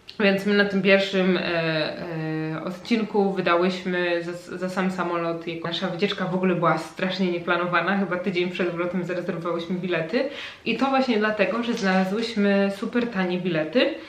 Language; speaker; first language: Polish; native; Polish